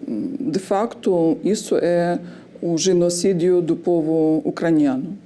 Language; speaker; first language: Portuguese; non-native, fluent; Ukrainian